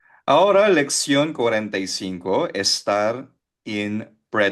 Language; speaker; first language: Spanish; non-native, fluent; Filipino